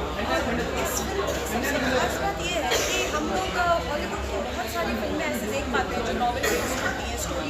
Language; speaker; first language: Hindi; native; Hindi